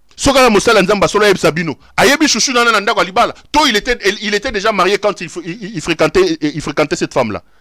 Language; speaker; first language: French; non-native, local second language; Lingala